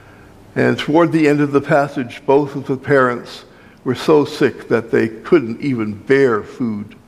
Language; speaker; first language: English; native; English